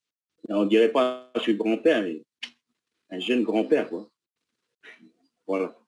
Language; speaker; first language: French; non-native, local second language; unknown